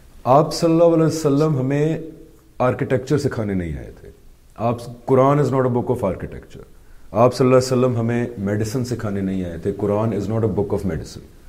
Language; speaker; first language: Urdu; native; Urdu